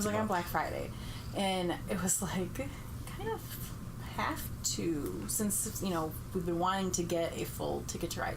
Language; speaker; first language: English; native; English